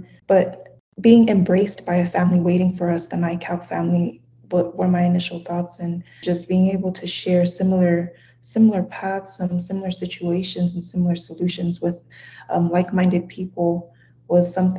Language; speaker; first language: English; non-native, fluent; Samoan